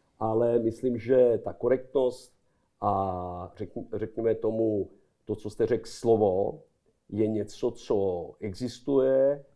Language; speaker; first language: Czech; non-native, fluent; Serbian